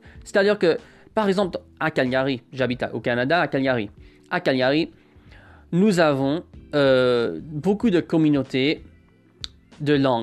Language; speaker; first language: French; non-native, fluent; English